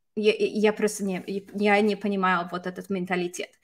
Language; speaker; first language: Russian; non-native, fluent; English